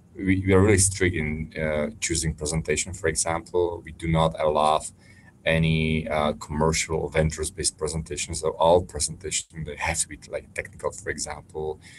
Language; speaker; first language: English; non-native, fluent; Slovak